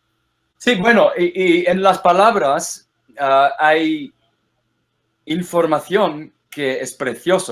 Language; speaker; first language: Spanish; non-native, fluent; English